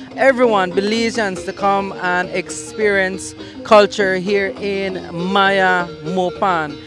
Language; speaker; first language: English; native; English